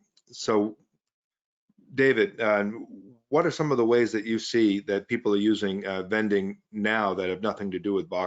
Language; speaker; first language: English; native; English